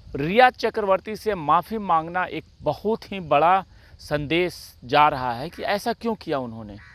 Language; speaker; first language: Hindi; native; Hindi